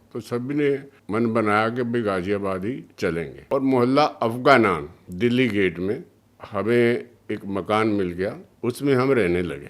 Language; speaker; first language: Hindi; early bilingual, other home language; Punjabi